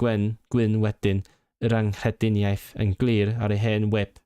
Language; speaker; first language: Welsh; non-native, learner; Cantonese